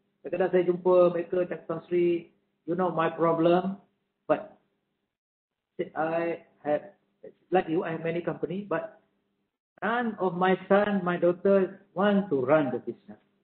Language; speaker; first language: English; non-native, local second language; Malay